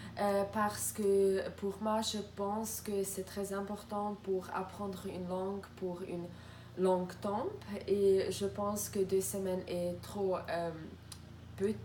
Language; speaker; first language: French; non-native, learner; Croatian